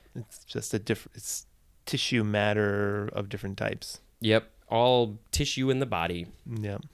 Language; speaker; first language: English; native; English